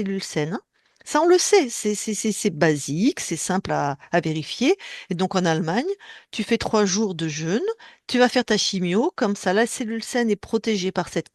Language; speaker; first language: French; native; French